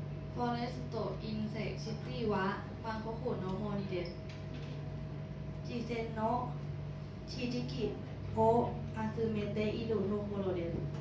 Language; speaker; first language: Japanese; non-native, learner; Thai